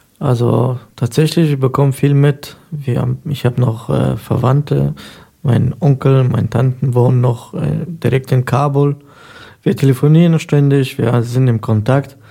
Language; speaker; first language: German; non-native, fluent; Persian